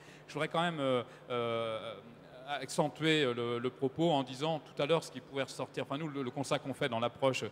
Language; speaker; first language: French; native; French